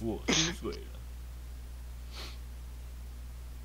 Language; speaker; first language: Chinese; native; Chinese